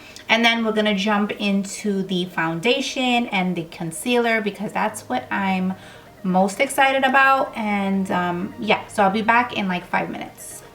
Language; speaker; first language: English; native; English